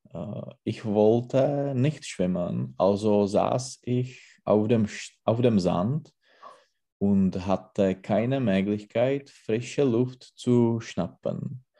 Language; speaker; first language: German; non-native, learner; Czech